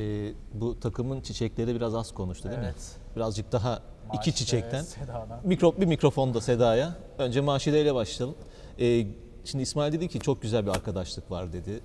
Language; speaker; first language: Turkish; native; Turkish